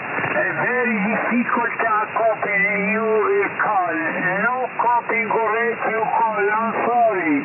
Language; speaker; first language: English; non-native, learner; Italian